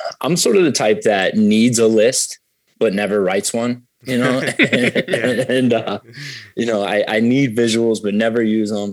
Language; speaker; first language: English; native; English